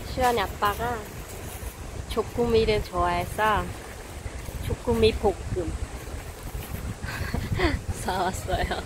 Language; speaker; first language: Korean; non-native, local second language; Khmer